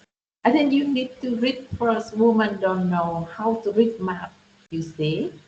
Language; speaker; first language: English; non-native, learner; Vietnamese